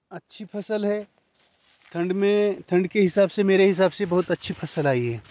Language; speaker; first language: Hindi; non-native, local second language; Marathi